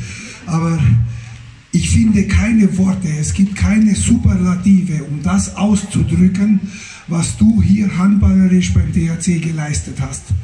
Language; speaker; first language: German; native; German